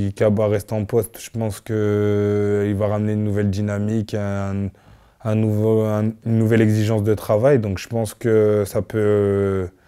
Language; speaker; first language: French; native; French